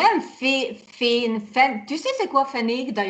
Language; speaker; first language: French; non-native, fluent; Hungarian